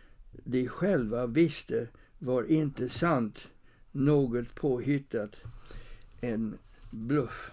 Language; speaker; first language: Swedish; non-native, fluent; English